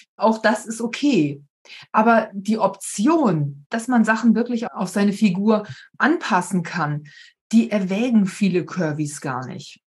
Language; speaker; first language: German; native; German